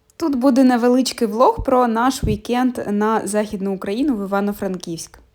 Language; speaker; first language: Ukrainian; non-native, local second language; Russian